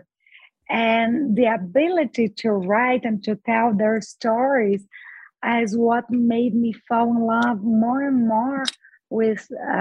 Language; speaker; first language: English; non-native, fluent; Portuguese